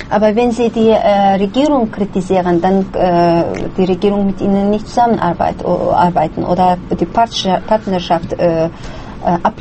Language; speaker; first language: German; non-native, fluent; Azerbaijani